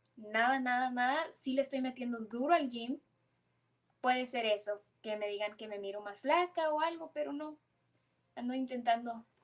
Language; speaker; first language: Spanish; early bilingual, heritage; Spanish